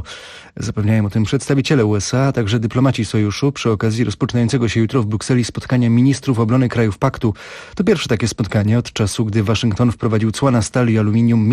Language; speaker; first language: Polish; native; Polish